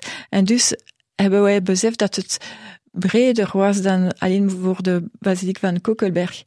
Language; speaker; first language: Dutch; non-native, local second language; French